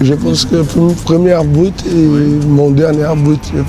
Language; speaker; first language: French; non-native, fluent; Portuguese